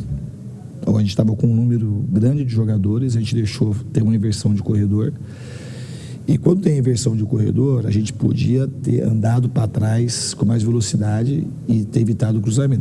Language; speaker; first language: Portuguese; native; Portuguese